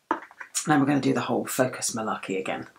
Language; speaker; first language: English; native; English